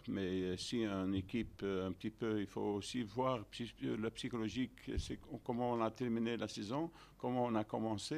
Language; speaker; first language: French; non-native, fluent; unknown